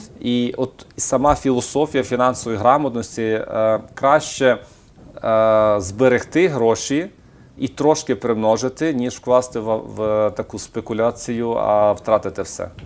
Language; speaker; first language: Ukrainian; native; Ukrainian